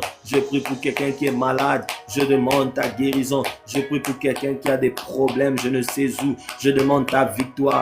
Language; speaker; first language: French; non-native, local second language; Lingala